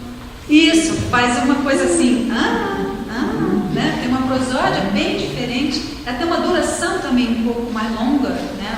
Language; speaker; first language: Portuguese; non-native, fluent; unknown